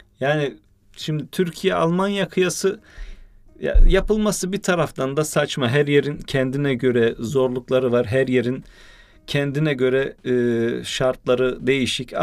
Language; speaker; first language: Turkish; early bilingual, heritage; Turkish